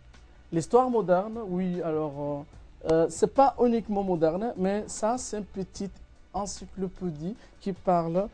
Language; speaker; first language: French; non-native, fluent; Arabic